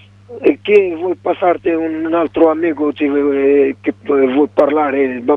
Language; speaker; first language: Italian; non-native, learner; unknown